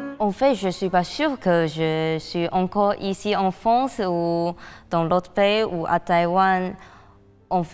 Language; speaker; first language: French; non-native, learner; Chinese